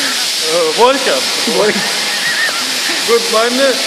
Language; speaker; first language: English; non-native, learner; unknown